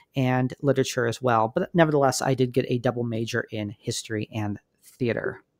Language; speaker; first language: English; native; English